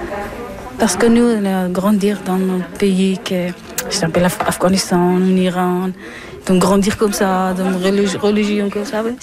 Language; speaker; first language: French; non-native, learner; Persian